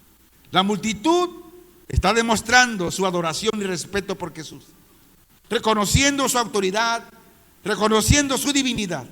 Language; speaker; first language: Spanish; native; Spanish